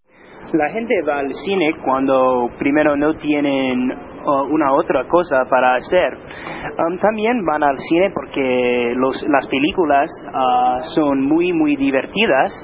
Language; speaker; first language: Spanish; non-native, learner; English